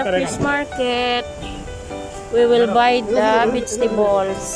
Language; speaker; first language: English; non-native, learner; Filipino